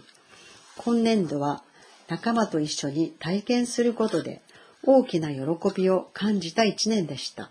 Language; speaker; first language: Japanese; native; Japanese